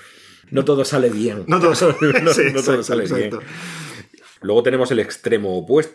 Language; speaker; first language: Spanish; native; Spanish